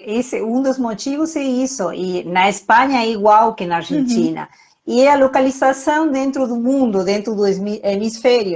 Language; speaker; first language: Portuguese; non-native, fluent; Spanish